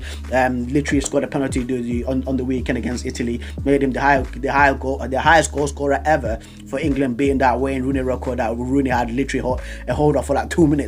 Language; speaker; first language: English; native; English